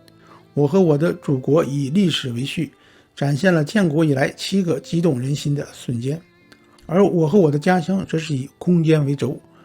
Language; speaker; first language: Chinese; native; Chinese